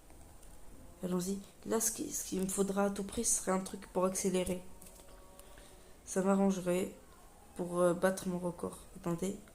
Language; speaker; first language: French; native; French